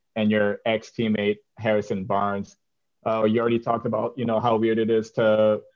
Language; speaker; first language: English; native; English